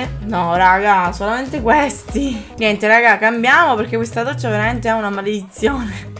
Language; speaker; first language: Italian; native; Italian